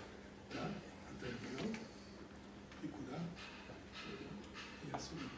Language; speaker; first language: Russian; non-native, learner; Serbian